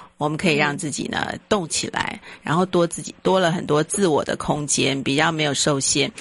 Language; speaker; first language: Chinese; native; Chinese